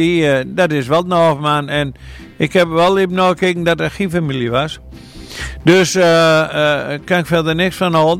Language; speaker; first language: Dutch; native; Dutch